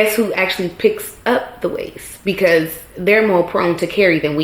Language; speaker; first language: English; native; English